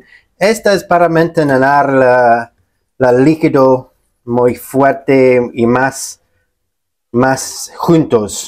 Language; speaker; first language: Spanish; non-native, learner; English